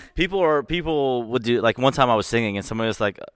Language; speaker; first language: English; early bilingual, other home language; Filipino